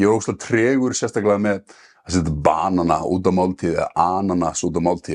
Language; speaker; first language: Icelandic; native; Icelandic